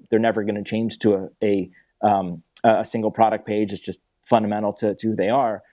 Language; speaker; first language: English; native; English